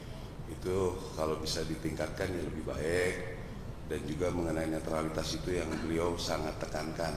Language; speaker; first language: Indonesian; native; Indonesian